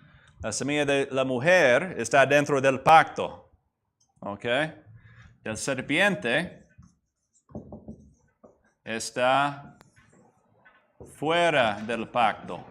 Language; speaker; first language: Spanish; non-native, fluent; English